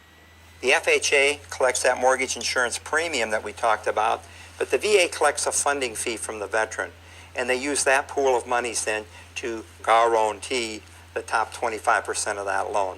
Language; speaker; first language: English; native; English